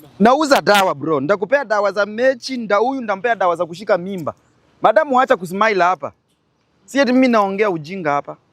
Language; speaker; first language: Swahili; native; Swahili